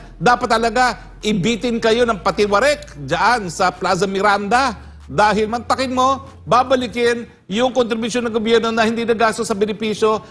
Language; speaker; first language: Filipino; native; Filipino